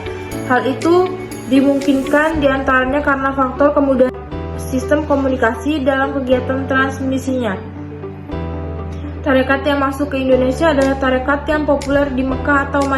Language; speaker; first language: Indonesian; native; Indonesian